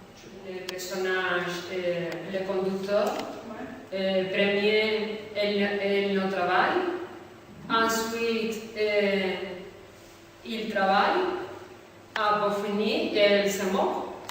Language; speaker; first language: French; non-native, learner; Spanish